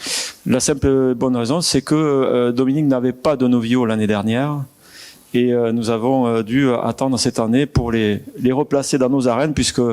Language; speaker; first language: French; native; French